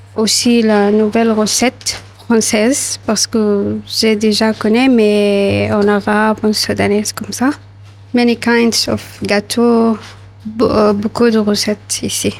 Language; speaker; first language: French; non-native, learner; Arabic